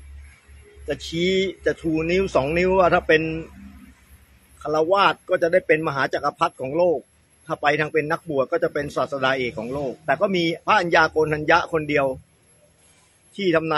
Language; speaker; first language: Thai; native; Thai